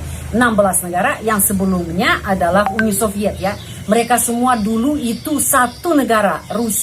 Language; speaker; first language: Indonesian; non-native, fluent; Russian